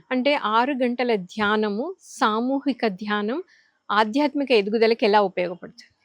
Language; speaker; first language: Telugu; native; Telugu